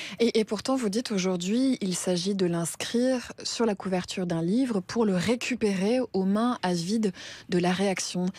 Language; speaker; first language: French; native; French